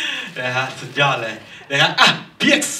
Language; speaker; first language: Korean; non-native, fluent; Thai